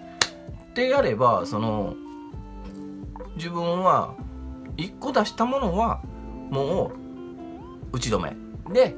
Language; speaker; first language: Japanese; native; Japanese